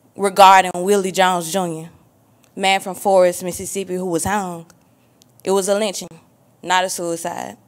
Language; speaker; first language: English; native; English